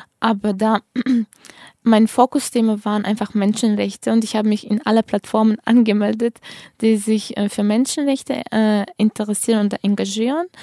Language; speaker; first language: German; non-native, fluent; Tajik